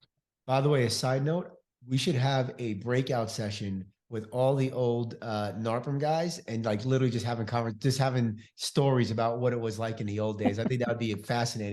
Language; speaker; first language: English; native; English